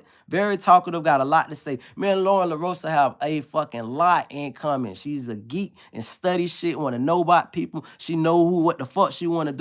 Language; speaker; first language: English; native; English